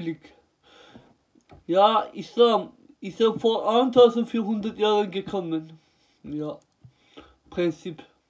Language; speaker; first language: German; non-native, learner; Turkish